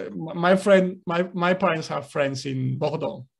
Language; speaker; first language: English; non-native, fluent; Spanish